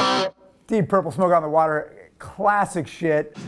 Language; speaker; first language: English; native; English